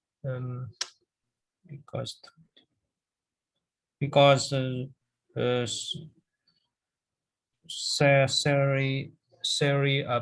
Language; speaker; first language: English; non-native, learner; Vietnamese